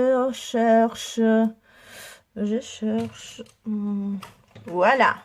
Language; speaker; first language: French; non-native, learner; Italian